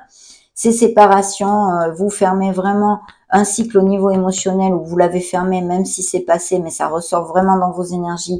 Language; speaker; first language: French; native; French